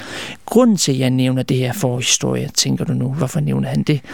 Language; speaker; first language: Danish; early bilingual, other home language; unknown